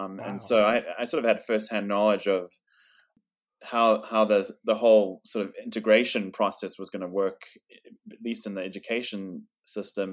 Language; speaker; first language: English; native; English